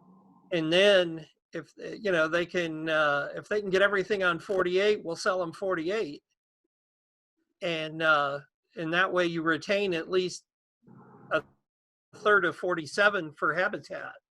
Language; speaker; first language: English; native; English